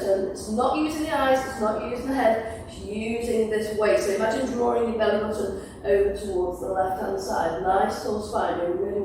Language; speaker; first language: English; native; English